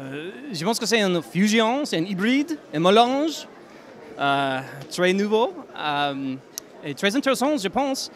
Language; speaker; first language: French; non-native, learner; English